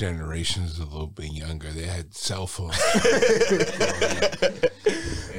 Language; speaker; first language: English; native; English